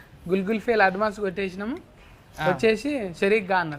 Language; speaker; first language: Telugu; native; Telugu